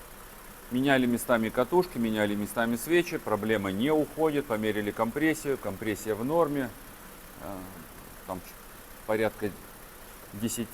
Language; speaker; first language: Russian; native; Russian